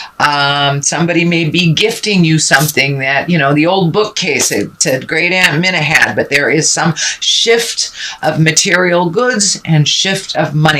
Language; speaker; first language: English; native; English